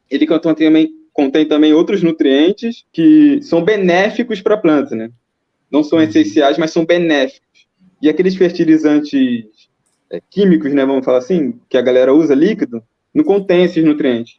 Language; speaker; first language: Portuguese; native; Portuguese